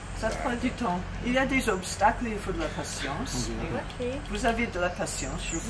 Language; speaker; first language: French; non-native, fluent; English